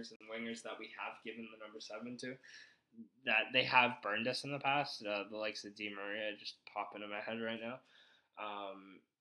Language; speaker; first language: English; native; English